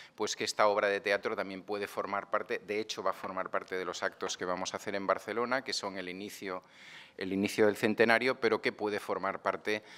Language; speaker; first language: Spanish; non-native, local second language; Catalan